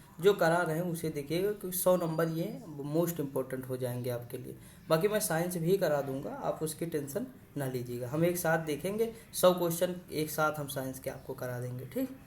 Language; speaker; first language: Hindi; native; Hindi